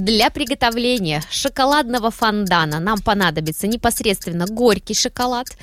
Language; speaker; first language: Russian; native; Russian